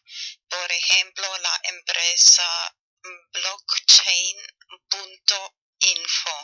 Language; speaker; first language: Spanish; non-native, fluent; German